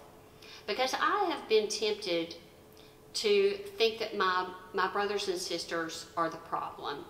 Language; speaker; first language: English; native; English